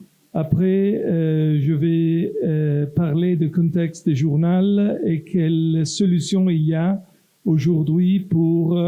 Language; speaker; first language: French; non-native, local second language; Italian